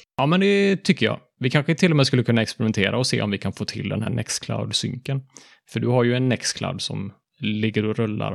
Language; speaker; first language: Swedish; native; Swedish